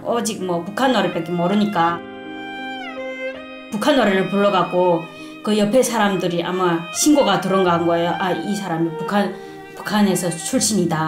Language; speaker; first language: Korean; native; Korean